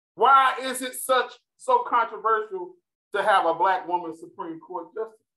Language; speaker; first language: English; native; English